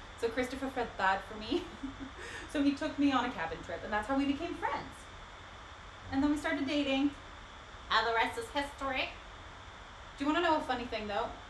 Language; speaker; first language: English; non-native, fluent; Swedish